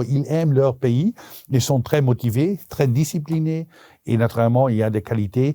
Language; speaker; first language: French; non-native, local second language; Dutch